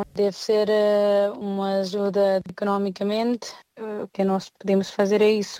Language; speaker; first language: Portuguese; non-native, learner; Nepali